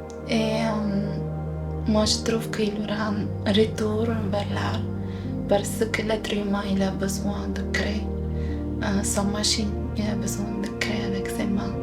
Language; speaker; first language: French; non-native, fluent; Bulgarian